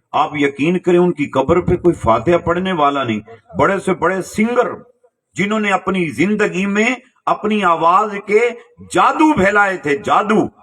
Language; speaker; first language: Urdu; non-native, local second language; Punjabi